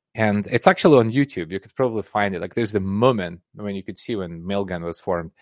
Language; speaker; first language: English; non-native, fluent; Russian